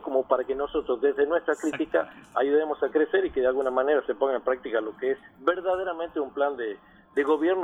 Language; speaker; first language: Spanish; native; Spanish